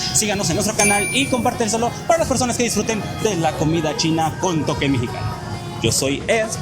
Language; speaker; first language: Spanish; native; Spanish